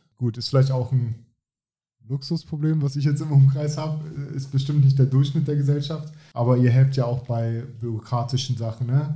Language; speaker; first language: German; native; German